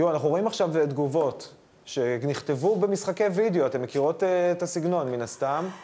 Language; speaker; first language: Hebrew; native; Hebrew